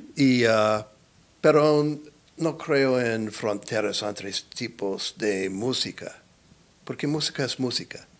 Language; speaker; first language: Spanish; non-native, learner; English